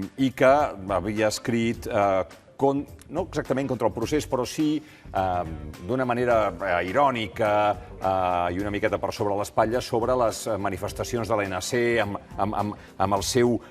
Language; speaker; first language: Catalan; native; Catalan